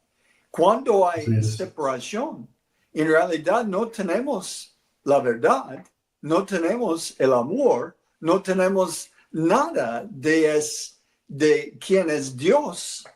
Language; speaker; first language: Spanish; non-native, learner; English